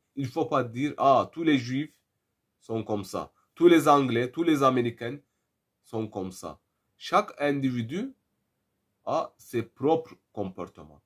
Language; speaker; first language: French; non-native, fluent; Turkish